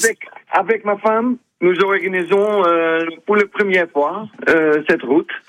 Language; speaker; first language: French; non-native, learner; Dutch